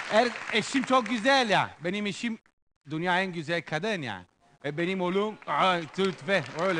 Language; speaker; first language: Turkish; non-native, learner; Italian